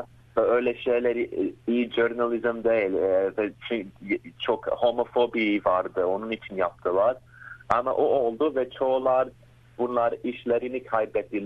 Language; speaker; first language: Turkish; early bilingual, heritage; Turkish